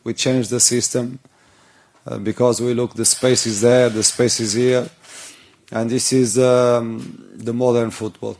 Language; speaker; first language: English; non-native, learner; Portuguese